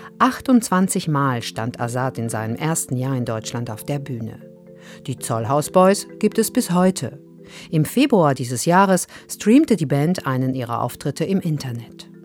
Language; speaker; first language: German; native; German